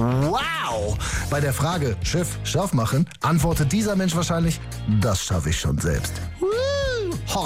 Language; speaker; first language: German; native; German